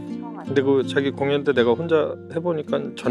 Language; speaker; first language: Korean; native; Korean